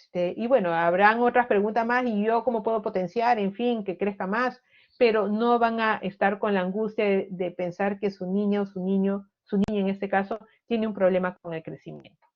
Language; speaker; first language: Spanish; native; Spanish